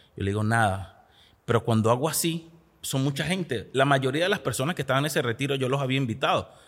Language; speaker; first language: Spanish; native; Spanish